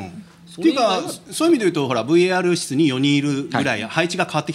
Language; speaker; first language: Japanese; native; Japanese